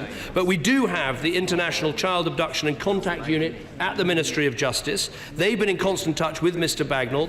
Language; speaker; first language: English; native; English